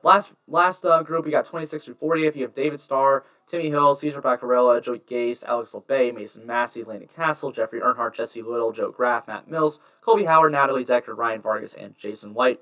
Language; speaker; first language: English; native; English